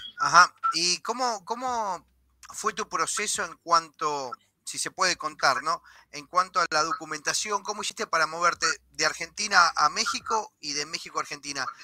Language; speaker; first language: Spanish; native; Spanish